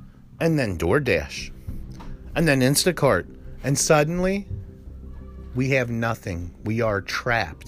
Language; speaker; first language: English; native; English